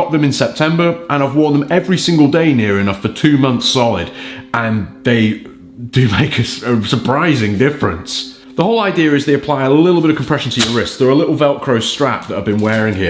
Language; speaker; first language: English; native; English